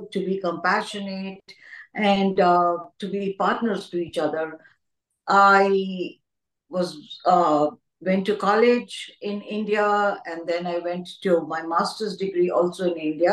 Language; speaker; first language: English; non-native, local second language; Hindi